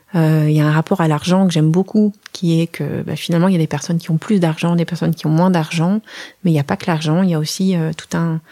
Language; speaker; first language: French; native; French